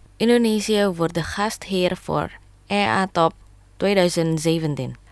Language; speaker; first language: Dutch; non-native, fluent; Indonesian